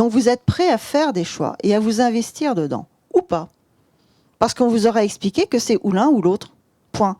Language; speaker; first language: French; native; French